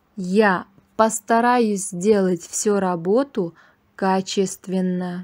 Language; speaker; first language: Russian; non-native, local second language; Uzbek